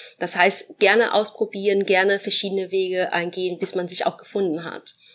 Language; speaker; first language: German; non-native, fluent; Portuguese